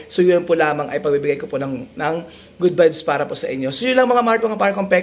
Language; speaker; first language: Filipino; native; Filipino